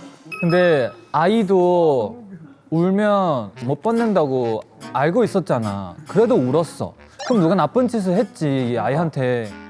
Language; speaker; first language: Korean; non-native, fluent; Chinese